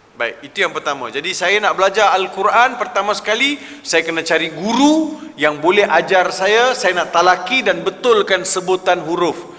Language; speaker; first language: Malay; non-native, local second language; Tamil